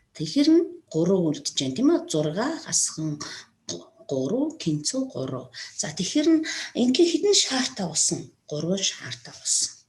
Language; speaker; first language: Mongolian; non-native, local second language; Kazakh